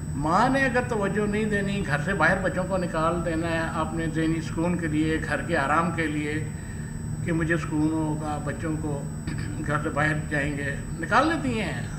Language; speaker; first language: Urdu; non-native, local second language; Punjabi